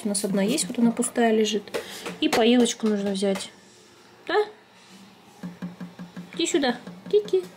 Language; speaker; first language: Russian; native; Russian